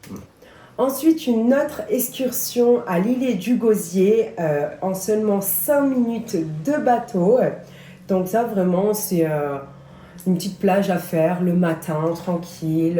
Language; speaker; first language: French; native; French